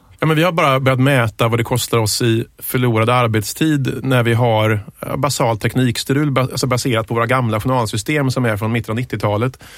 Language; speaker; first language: Swedish; native; Swedish